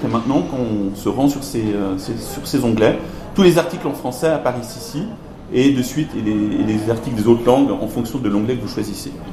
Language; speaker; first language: French; native; French